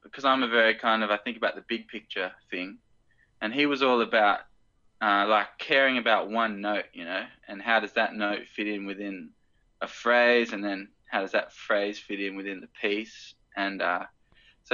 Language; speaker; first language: English; native; English